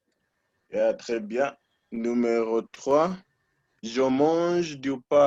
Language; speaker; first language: French; non-native, fluent; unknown